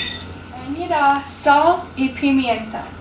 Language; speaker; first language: Spanish; non-native, learner; English